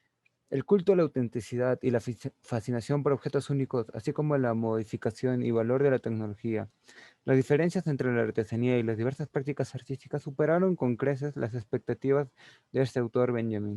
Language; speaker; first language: Spanish; native; Spanish